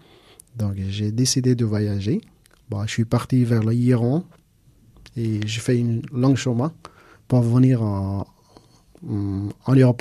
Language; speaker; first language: French; non-native, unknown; Persian